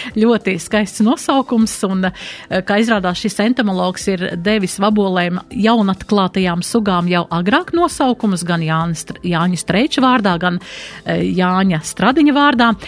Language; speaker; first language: Latvian; native; Latvian